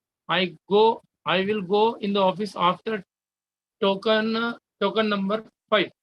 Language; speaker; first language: English; non-native, learner; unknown